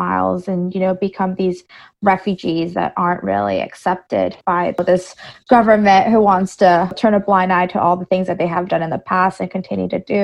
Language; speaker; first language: English; early bilingual, other home language; Spanish